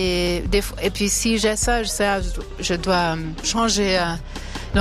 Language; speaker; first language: French; non-native, local second language; Swiss German